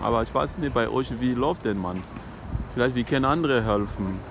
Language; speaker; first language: German; non-native, learner; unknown